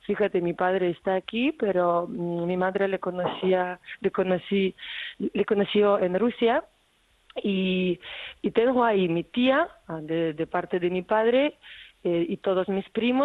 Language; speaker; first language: Spanish; non-native, fluent; Ukrainian